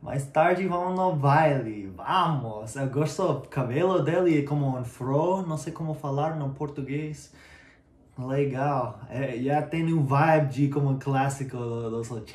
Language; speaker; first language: Portuguese; non-native, learner; English